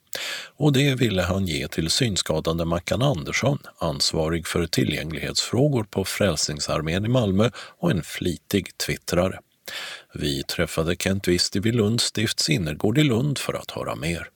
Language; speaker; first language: Swedish; native; Swedish